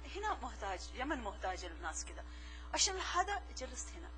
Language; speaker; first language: Arabic; non-native, learner; Urdu